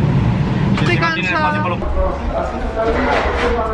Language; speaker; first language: Spanish; native; Spanish